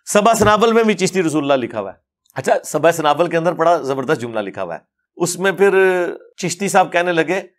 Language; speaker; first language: Urdu; non-native, local second language; Punjabi